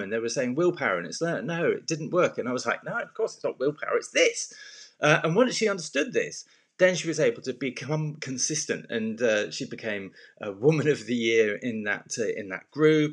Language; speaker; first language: English; native; English